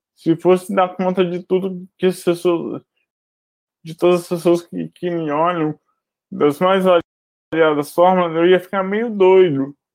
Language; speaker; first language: Portuguese; native; Portuguese